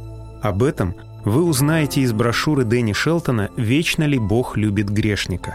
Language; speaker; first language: Russian; native; Russian